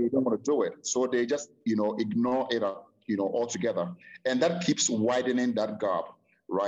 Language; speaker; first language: English; non-native, local second language; Akan